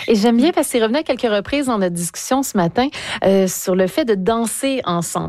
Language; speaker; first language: French; native; French